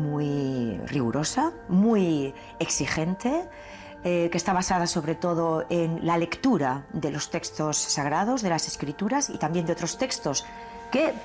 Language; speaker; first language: Spanish; native; Spanish